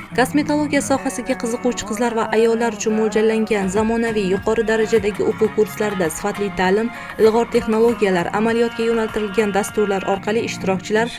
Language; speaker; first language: Uzbek; native; Uzbek